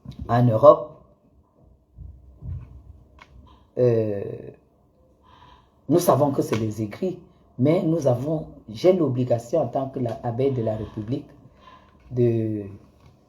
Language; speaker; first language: French; native; French